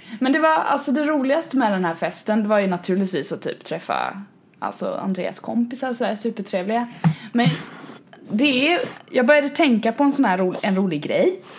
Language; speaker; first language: Swedish; native; Swedish